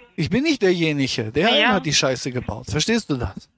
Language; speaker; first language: German; native; German